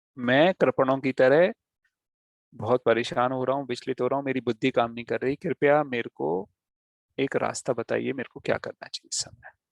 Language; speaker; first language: Hindi; native; Hindi